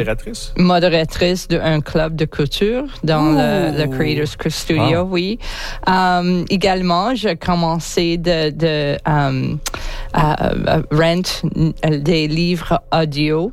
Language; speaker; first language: French; non-native, learner; English